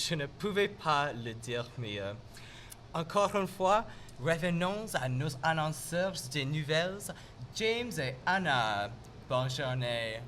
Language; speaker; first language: French; non-native, local second language; English